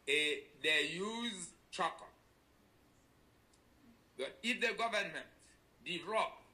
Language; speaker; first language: English; non-native, learner; Haitian Creole